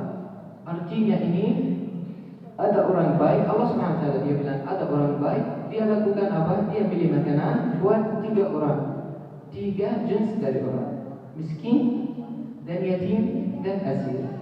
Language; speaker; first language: Indonesian; non-native, fluent; Arabic